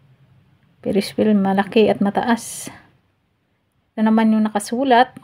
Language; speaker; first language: Filipino; native; Filipino